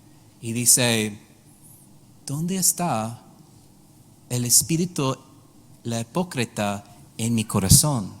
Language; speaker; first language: Spanish; non-native, learner; English